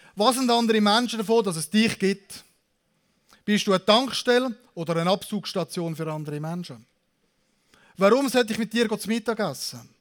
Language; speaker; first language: German; native; German